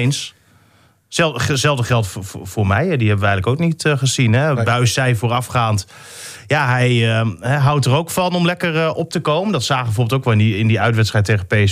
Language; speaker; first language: Dutch; native; Dutch